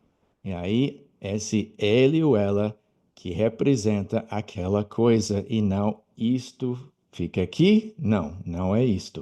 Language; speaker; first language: Portuguese; non-native, fluent; English